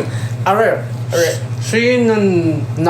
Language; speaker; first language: Korean; non-native, learner; Filipino